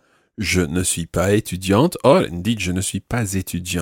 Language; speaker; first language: French; non-native, fluent; English